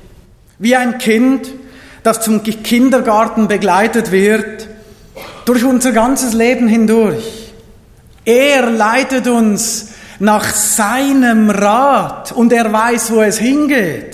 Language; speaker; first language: German; native; German